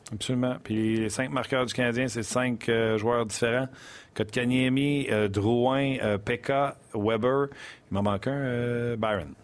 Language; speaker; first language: French; native; French